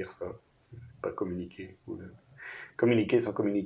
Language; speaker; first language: French; native; French